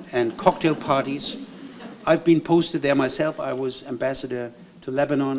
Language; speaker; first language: English; non-native, fluent; German